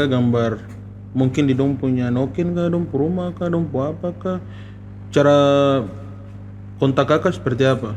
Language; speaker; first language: Malay; native; Malay